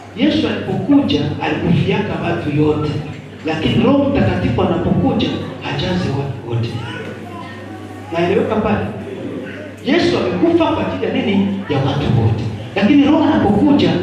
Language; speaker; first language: Swahili; native; Swahili